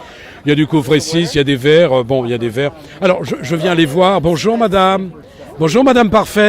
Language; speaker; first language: French; native; French